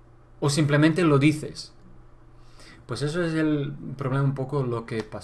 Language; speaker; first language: Spanish; non-native, fluent; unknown